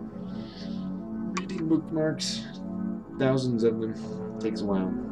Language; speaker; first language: English; native; English